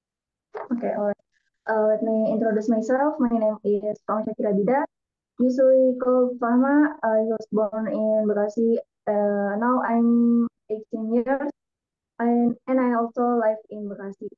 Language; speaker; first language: English; non-native, learner; Indonesian